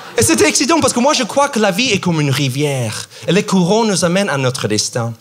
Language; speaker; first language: French; non-native, fluent; English